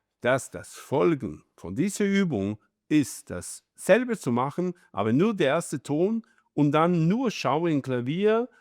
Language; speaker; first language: German; non-native, fluent; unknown